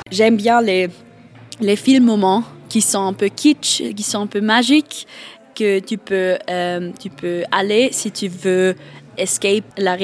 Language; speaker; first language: French; non-native, learner; German